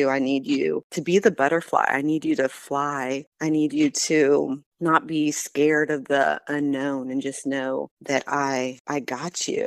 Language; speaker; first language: English; native; English